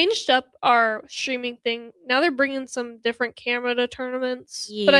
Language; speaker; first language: English; native; English